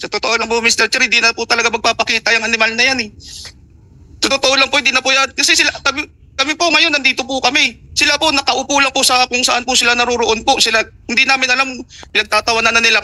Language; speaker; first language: Filipino; native; Filipino